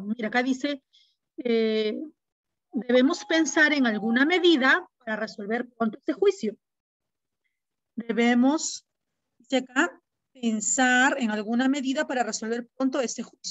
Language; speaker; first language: Spanish; native; Spanish